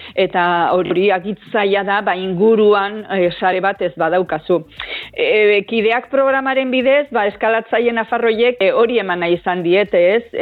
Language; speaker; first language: Basque; native; Basque